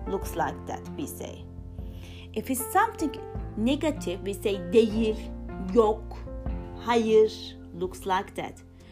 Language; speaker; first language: English; non-native, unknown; Turkish